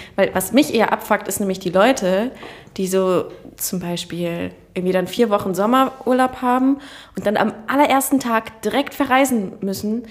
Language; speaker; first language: German; early bilingual, other home language; Turkish